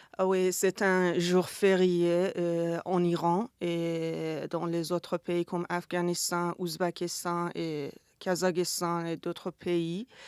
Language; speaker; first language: French; non-native, fluent; Persian